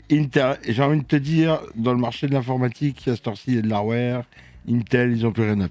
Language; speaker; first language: French; native; French